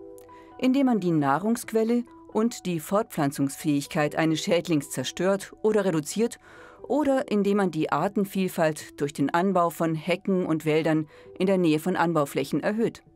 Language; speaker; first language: German; native; German